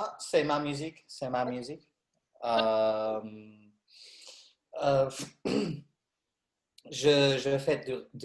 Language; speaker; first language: French; non-native, learner; Arabic